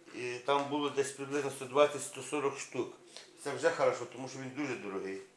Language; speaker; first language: Ukrainian; native; Ukrainian